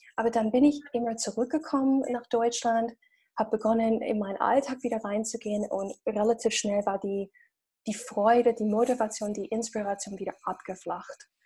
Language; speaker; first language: German; non-native, fluent; English